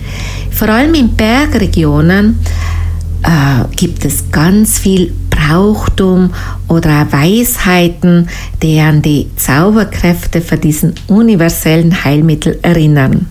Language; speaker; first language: German; native; German